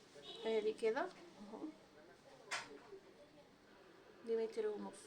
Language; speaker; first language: Arabic; native; Arabic